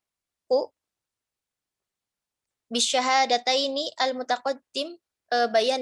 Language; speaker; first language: Arabic; non-native, learner; Indonesian